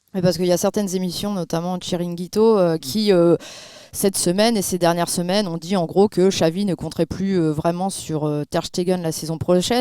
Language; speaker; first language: French; native; French